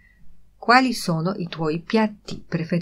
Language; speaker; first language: Italian; non-native, fluent; Polish